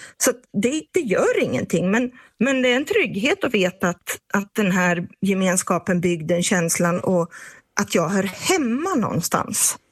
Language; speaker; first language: Swedish; native; Swedish